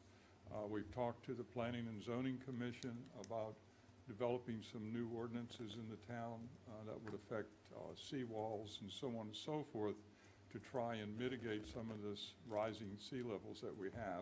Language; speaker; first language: English; native; English